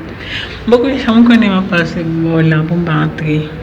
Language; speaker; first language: French; non-native, learner; Haitian Creole